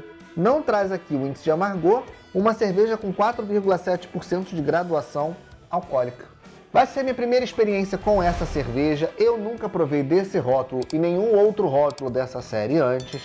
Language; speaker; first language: Portuguese; native; Portuguese